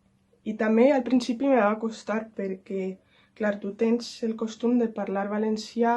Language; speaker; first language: Catalan; non-native, local second language; Spanish